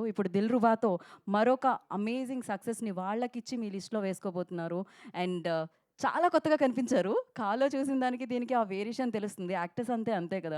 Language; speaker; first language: Telugu; native; Telugu